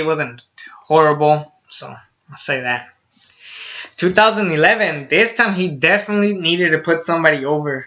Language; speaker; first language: English; native; English